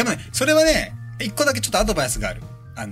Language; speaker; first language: Japanese; native; Japanese